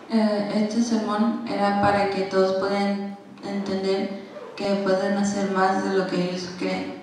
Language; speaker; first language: Spanish; non-native, learner; English